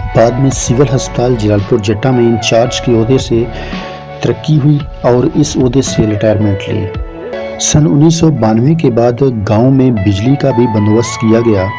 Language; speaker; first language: Urdu; non-native, local second language; Punjabi